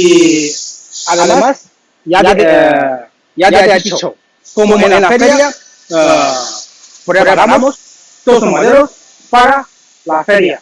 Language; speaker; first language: Spanish; non-native, learner; Chinese